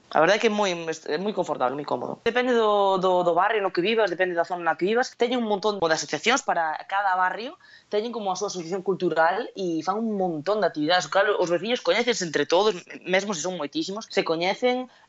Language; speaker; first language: Galician; native; Galician